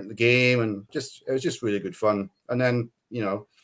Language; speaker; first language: English; native; English